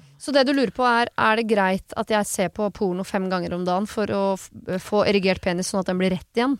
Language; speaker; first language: Norwegian; native; Norwegian